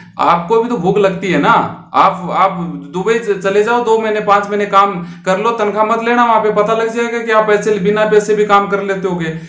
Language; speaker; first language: Hindi; native; Hindi